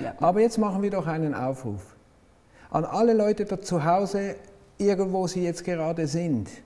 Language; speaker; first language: German; native; German